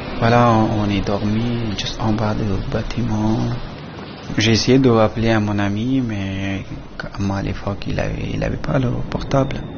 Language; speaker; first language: French; non-native, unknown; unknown